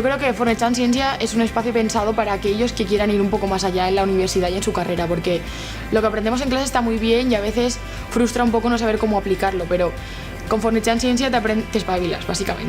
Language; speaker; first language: Spanish; native; Spanish